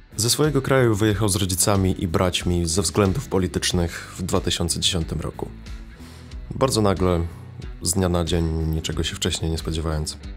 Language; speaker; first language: Polish; early bilingual, other home language; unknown